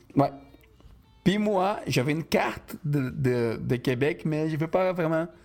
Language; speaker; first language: French; non-native, fluent; Portuguese